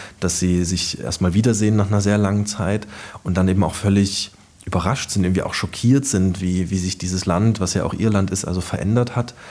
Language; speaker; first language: German; native; German